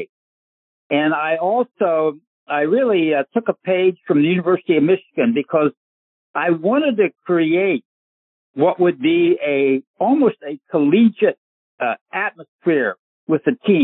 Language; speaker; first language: English; native; English